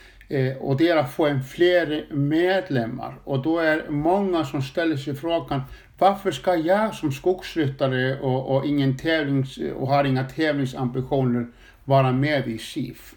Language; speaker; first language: Swedish; non-native, fluent; Icelandic